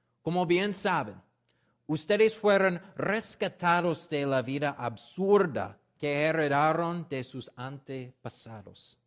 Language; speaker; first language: Spanish; non-native, learner; English